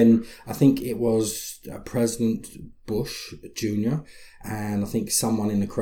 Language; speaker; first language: English; native; English